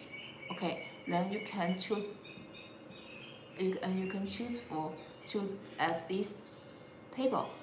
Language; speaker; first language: English; non-native, learner; Chinese